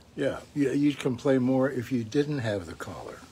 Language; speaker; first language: English; native; English